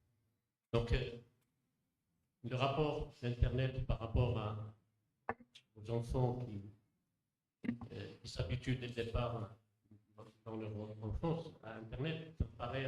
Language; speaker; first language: French; non-native, local second language; Arabic